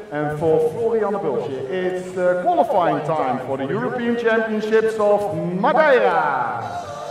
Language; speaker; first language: English; non-native, fluent; Dutch